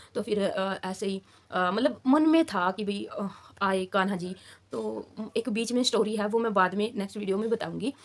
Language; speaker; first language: Hindi; native; Hindi